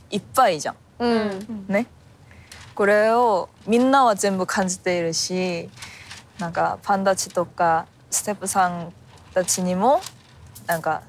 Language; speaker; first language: Japanese; non-native, fluent; Korean